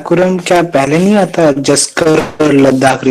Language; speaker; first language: Hindi; native; Hindi